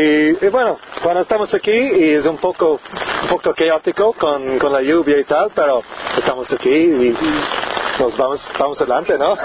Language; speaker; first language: Spanish; non-native, learner; English